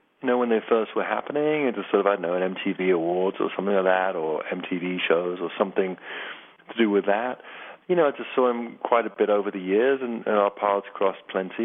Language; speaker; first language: English; native; English